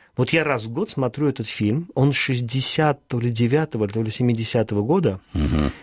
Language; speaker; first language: Russian; early bilingual, other home language; Armenian